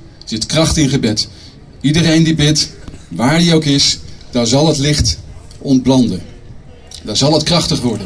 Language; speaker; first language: Dutch; native; Dutch